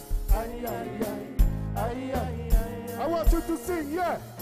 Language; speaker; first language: English; non-native, fluent; Seselwa Creole French